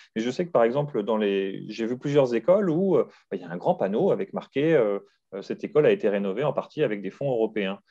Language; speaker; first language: French; native; French